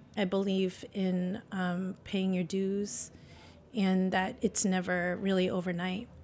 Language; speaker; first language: English; native; English